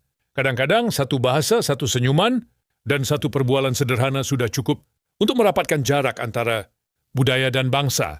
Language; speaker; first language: Malay; native; Malay